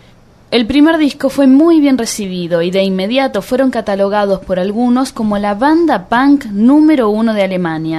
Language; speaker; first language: Spanish; native; Spanish